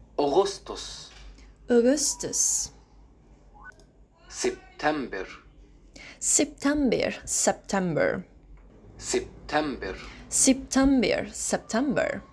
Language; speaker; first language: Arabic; non-native, learner; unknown